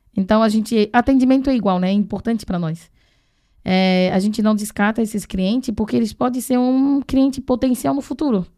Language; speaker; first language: Portuguese; non-native, fluent; Chinese